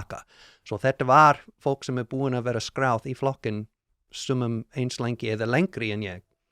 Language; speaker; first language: Icelandic; non-native, learner; English